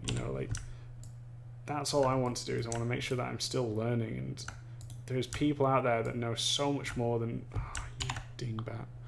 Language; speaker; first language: English; native; English